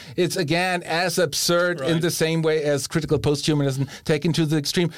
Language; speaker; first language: English; non-native, fluent; German